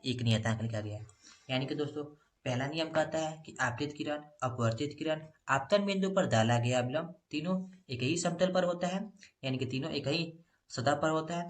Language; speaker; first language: Hindi; native; Hindi